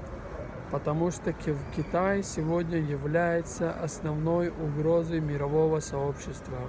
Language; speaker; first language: Russian; non-native, fluent; Persian